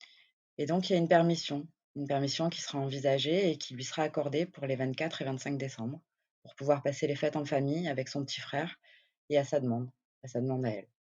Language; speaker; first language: French; native; French